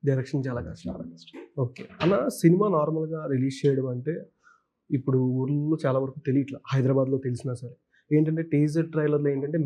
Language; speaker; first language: Telugu; native; Telugu